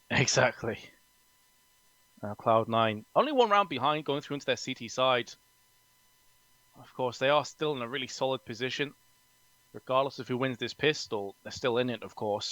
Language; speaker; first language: English; native; English